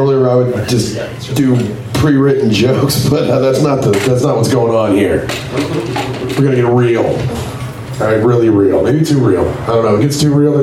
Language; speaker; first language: English; native; English